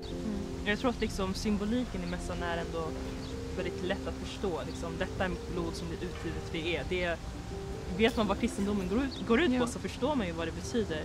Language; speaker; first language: Swedish; native; Swedish